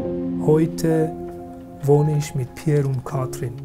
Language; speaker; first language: German; non-native, learner; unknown